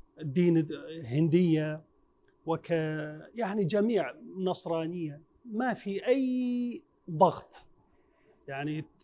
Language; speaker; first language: Arabic; non-native, fluent; Chinese